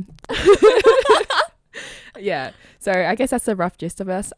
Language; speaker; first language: English; native; English